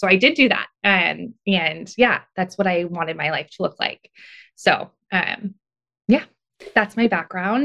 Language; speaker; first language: English; native; English